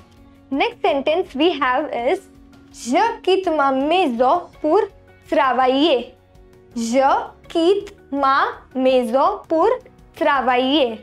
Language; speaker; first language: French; non-native, fluent; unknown